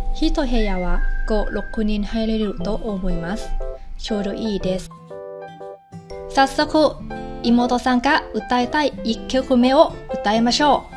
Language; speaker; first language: Japanese; non-native, fluent; Thai